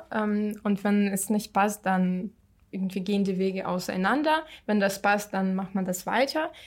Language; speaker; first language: German; non-native, fluent; Ukrainian